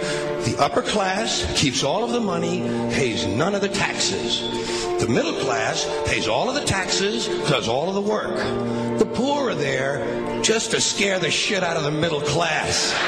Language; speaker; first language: English; native; English